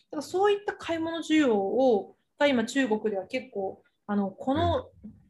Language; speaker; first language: Japanese; early bilingual, other home language; Chinese